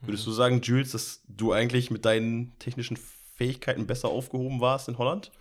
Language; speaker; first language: German; native; German